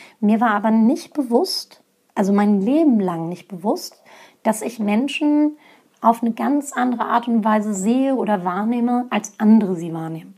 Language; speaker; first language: German; native; German